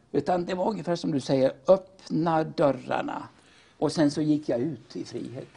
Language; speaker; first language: Swedish; native; Swedish